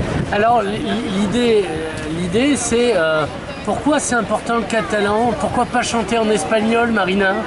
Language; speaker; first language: French; native; French